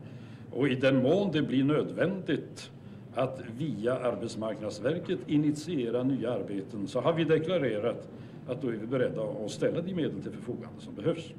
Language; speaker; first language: Swedish; native; Swedish